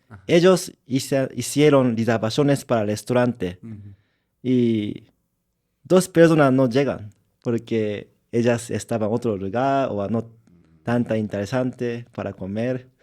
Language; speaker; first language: Spanish; non-native, learner; Japanese